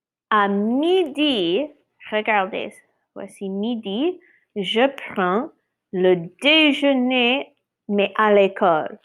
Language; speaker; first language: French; non-native, fluent; English